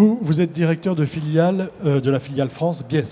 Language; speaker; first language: French; native; French